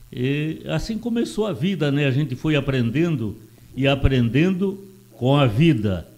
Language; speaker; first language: Portuguese; non-native, local second language; Italian